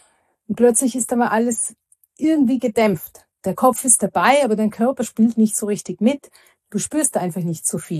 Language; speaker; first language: German; native; German